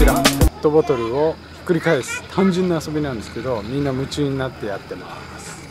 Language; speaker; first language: Japanese; native; Japanese